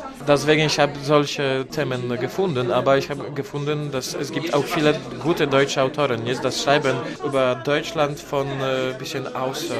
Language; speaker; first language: German; non-native, learner; Polish